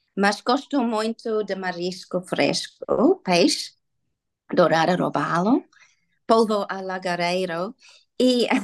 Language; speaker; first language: Portuguese; non-native, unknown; English